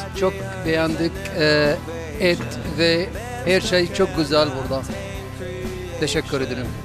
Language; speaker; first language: Turkish; non-native, learner; Arabic